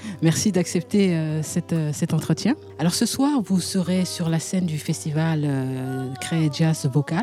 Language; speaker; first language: French; native; French